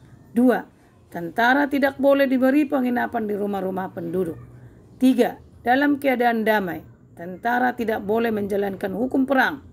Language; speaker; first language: Indonesian; native; Indonesian